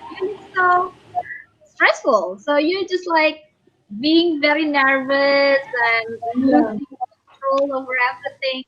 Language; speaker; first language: English; non-native, fluent; Indonesian